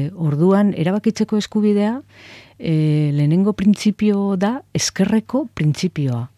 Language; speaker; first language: Basque; non-native, local second language; Spanish